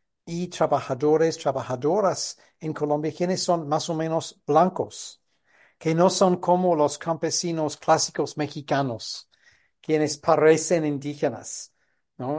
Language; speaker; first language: Spanish; non-native, fluent; English